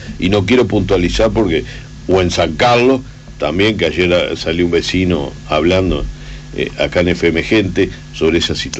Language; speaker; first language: Spanish; native; Spanish